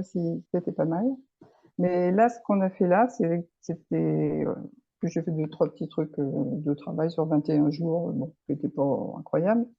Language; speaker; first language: French; native; French